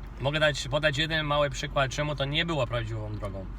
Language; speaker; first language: Polish; non-native, fluent; Kinyarwanda